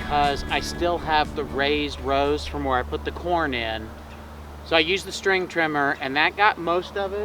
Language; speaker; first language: English; native; English